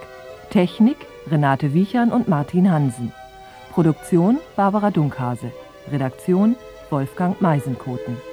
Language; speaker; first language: German; native; German